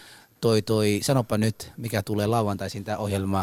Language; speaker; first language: Finnish; early bilingual, other home language; Somali